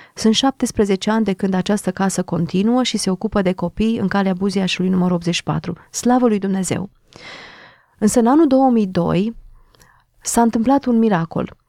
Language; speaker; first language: Romanian; native; Romanian